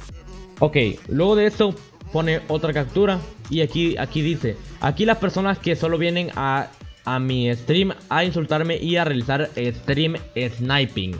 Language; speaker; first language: Spanish; native; Spanish